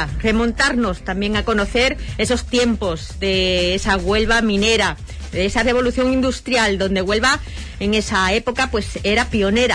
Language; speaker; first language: Spanish; native; Spanish